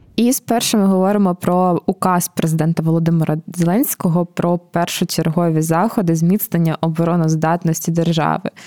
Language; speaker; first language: Ukrainian; native; Ukrainian